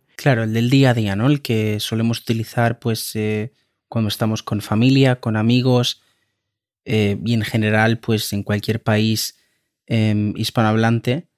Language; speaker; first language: Spanish; native; Spanish